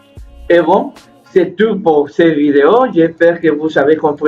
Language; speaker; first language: French; non-native, learner; Spanish